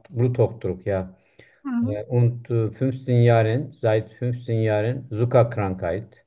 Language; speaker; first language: German; non-native, learner; Turkish